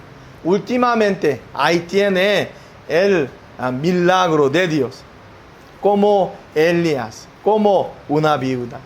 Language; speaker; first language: Spanish; non-native, learner; Korean